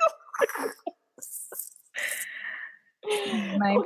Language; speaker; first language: English; non-native, fluent; Haitian Creole